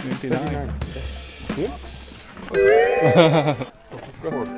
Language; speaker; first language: English; non-native, learner; Indonesian